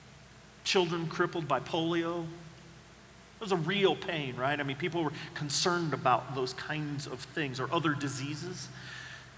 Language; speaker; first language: English; native; English